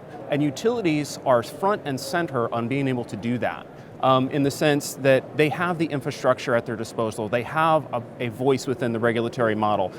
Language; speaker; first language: English; native; English